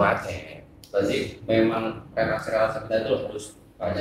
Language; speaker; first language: Indonesian; native; Indonesian